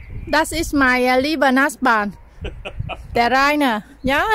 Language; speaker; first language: German; non-native, learner; Vietnamese